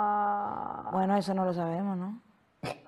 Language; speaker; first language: Spanish; native; Spanish